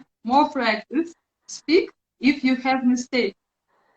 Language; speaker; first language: English; non-native, learner; Russian